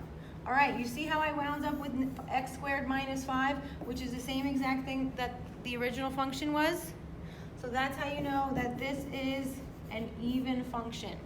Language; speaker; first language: English; native; English